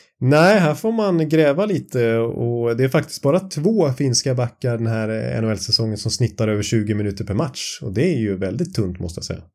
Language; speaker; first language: Swedish; native; Swedish